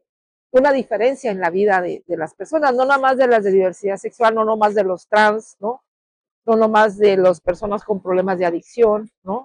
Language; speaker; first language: Spanish; native; Spanish